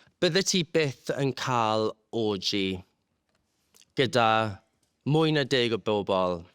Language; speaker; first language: Welsh; native; Welsh